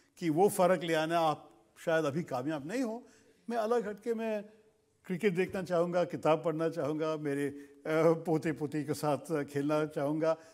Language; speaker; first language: Hindi; non-native, local second language; Malayalam